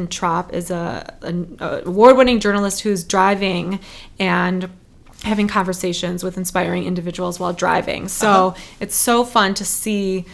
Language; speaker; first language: English; native; English